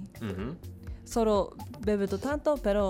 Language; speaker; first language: Italian; non-native, learner; Japanese